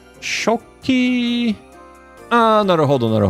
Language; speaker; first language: Japanese; non-native, learner; Russian